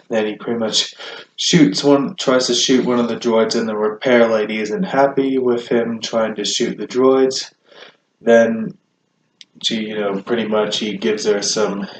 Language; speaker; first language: English; native; English